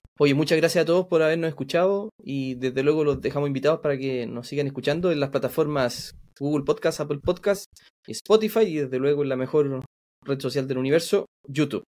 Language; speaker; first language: Spanish; native; Spanish